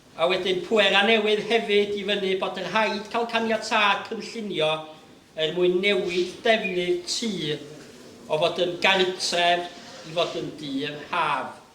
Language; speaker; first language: Welsh; native; Welsh